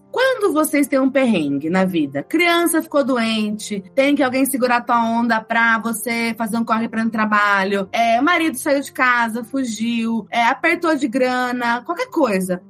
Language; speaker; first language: Portuguese; native; Portuguese